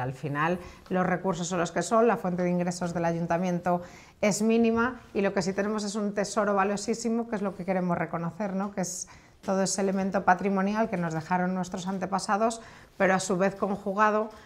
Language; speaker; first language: Spanish; native; Spanish